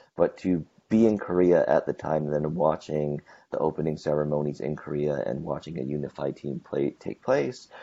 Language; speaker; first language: English; native; English